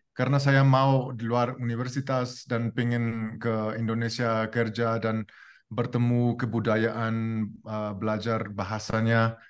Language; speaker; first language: Indonesian; non-native, fluent; Spanish